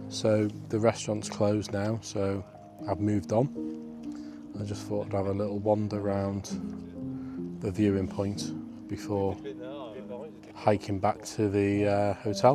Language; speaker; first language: English; native; English